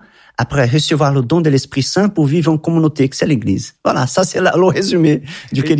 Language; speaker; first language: French; non-native, fluent; Italian